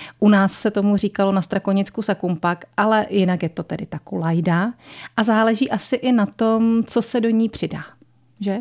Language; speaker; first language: Czech; native; Czech